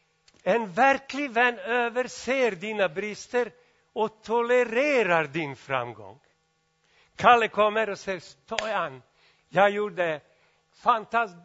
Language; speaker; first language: Swedish; non-native, fluent; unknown